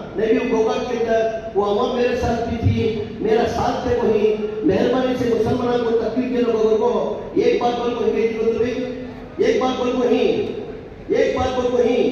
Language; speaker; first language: Hindi; native; Hindi